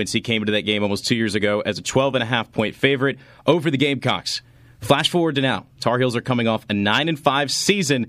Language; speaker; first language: English; native; English